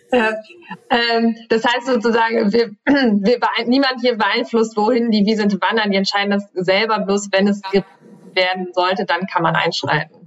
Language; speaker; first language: German; native; German